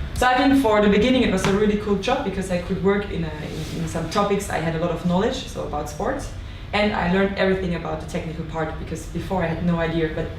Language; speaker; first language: English; non-native, fluent; German